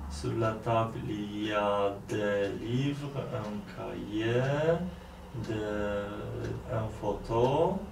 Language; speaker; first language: French; non-native, learner; Polish